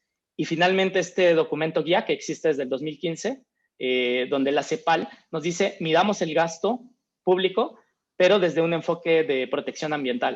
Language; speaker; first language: Spanish; native; Spanish